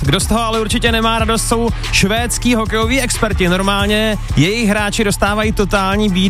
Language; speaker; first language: Czech; native; Czech